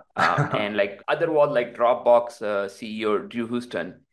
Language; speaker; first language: English; non-native, local second language; Urdu